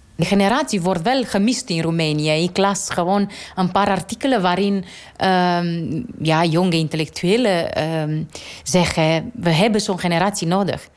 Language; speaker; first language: Dutch; non-native, fluent; Romanian